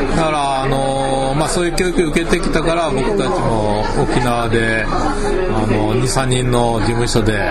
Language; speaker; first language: Japanese; native; Japanese